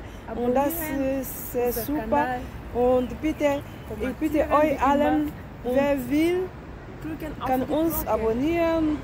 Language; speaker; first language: German; non-native, learner; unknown